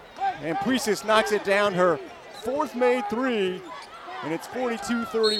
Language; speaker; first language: English; native; English